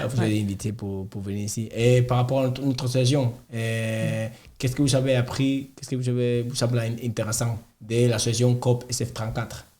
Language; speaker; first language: French; non-native, learner; Spanish